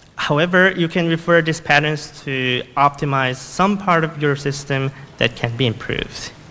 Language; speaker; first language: English; non-native, fluent; Korean